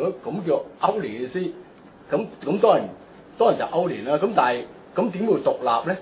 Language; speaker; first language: Chinese; non-native, local second language; Cantonese